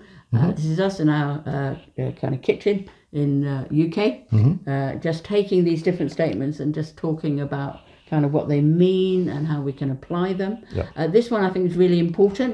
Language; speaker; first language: English; native; English